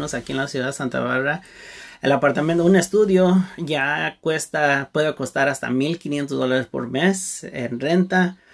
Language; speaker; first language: Spanish; early bilingual, heritage; Spanish